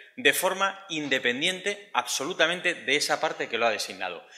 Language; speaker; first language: Spanish; native; Spanish